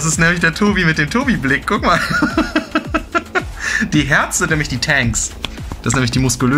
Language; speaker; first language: German; native; German